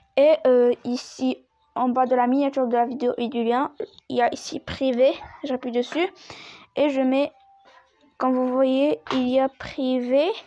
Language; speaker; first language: French; non-native, local second language; Arabic